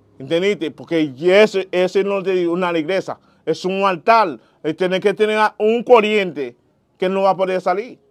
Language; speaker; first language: Spanish; non-native, learner; Haitian Creole